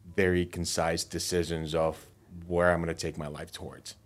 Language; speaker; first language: English; non-native, fluent; Finnish